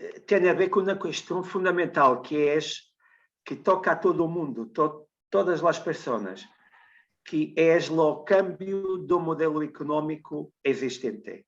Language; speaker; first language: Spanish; non-native, learner; Portuguese